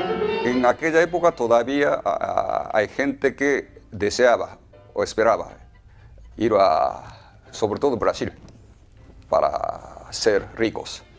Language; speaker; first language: Spanish; non-native, fluent; Japanese